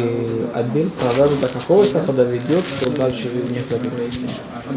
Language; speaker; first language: Russian; non-native, local second language; Tajik